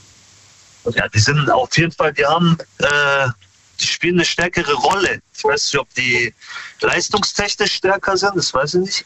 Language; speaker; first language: German; early bilingual, other home language; Kurdish